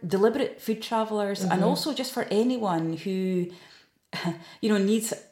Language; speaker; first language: English; native; English